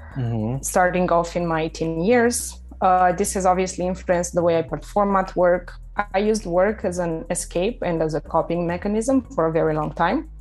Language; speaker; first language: English; non-native, fluent; Romanian